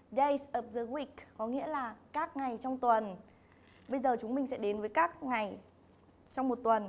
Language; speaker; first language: Vietnamese; native; Vietnamese